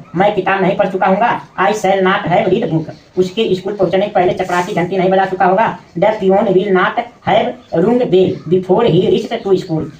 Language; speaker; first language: Hindi; native; Hindi